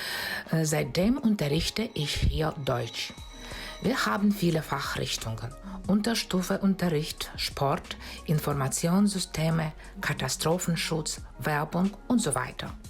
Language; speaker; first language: German; non-native, fluent; Russian